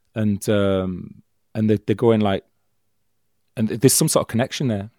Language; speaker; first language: English; native; English